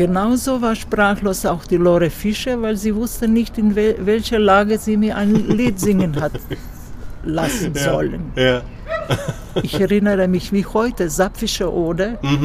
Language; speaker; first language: German; non-native, fluent; Croatian